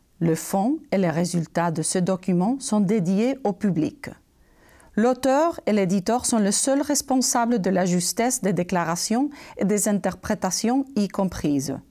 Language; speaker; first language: French; non-native, fluent; Spanish